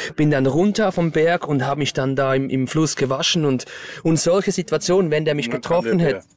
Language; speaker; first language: German; native; German